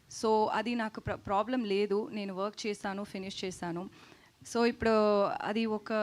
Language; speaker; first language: Telugu; non-native, learner; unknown